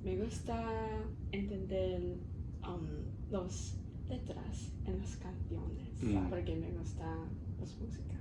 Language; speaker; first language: Spanish; non-native, learner; Cantonese